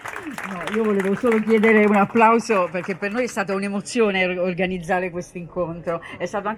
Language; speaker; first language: Italian; native; Italian